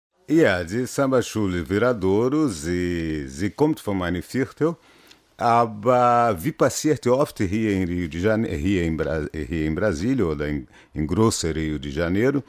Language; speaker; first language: German; non-native, fluent; Portuguese